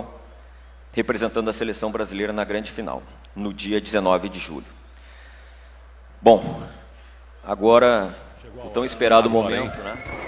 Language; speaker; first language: Portuguese; native; Portuguese